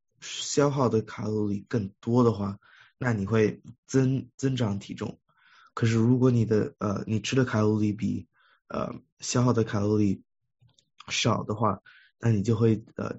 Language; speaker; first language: Chinese; early bilingual, heritage; Chinese